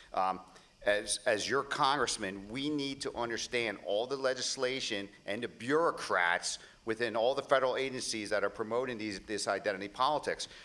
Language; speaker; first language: English; native; English